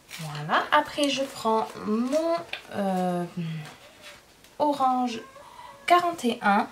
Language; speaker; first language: French; native; French